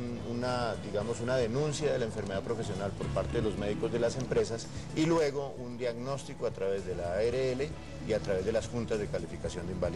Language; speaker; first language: Spanish; native; Spanish